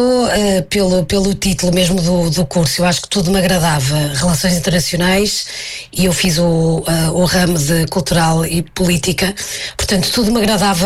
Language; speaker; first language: Portuguese; native; Portuguese